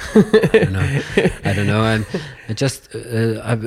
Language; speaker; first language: English; non-native, fluent; Danish